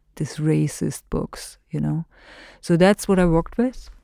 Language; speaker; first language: English; non-native, fluent; German